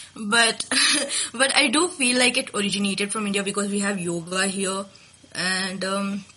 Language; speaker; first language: English; non-native, local second language; Telugu